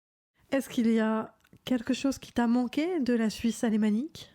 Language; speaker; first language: French; native; French